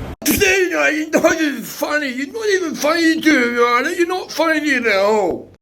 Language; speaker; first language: English; native; English